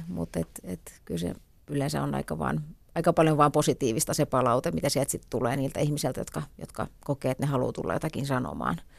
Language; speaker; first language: Finnish; native; Finnish